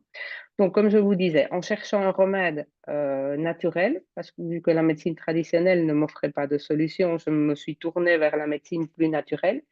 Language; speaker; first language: French; native; French